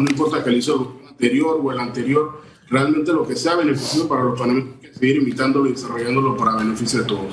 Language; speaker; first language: Spanish; native; Spanish